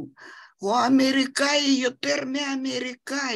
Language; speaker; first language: Hebrew; non-native, fluent; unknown